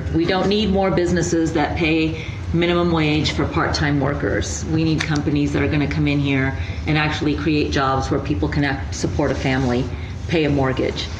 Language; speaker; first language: English; early bilingual, other home language; Spanish